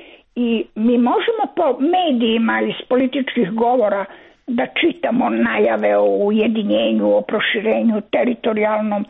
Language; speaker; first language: Croatian; native; Croatian